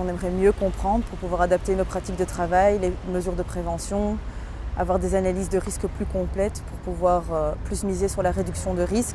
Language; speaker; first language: French; native; French